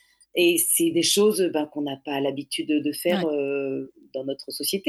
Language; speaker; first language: French; native; French